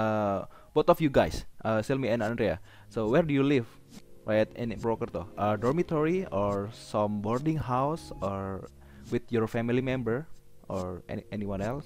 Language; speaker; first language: English; non-native, learner; Indonesian